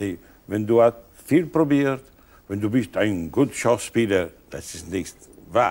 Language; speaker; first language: German; non-native, learner; Italian